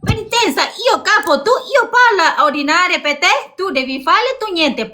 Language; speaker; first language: Italian; non-native, learner; Albanian